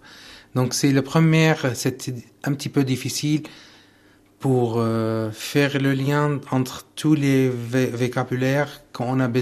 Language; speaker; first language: French; non-native, learner; Arabic